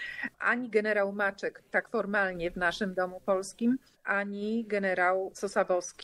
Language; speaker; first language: Polish; native; Polish